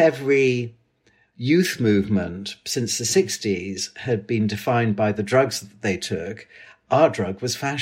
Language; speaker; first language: English; native; English